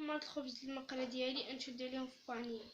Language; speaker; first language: Arabic; native; Arabic